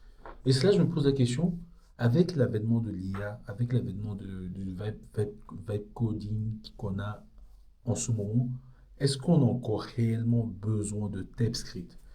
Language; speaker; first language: French; native; French